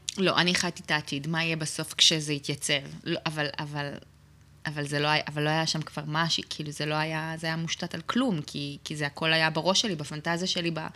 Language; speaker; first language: Hebrew; native; Hebrew